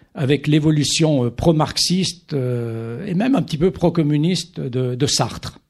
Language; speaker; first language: French; native; French